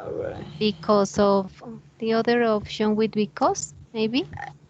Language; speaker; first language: English; non-native, learner; Spanish